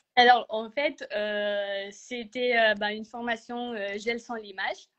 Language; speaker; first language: French; non-native, fluent; Romanian